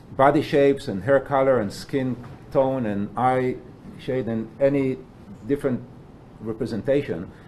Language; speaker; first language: English; non-native, fluent; Hebrew